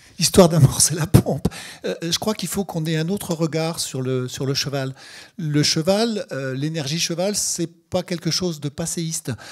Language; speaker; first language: French; native; French